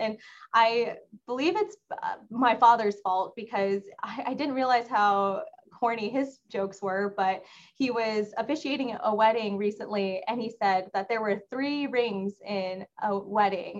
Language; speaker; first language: English; native; English